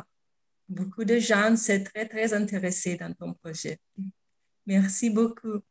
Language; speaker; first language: French; non-native, fluent; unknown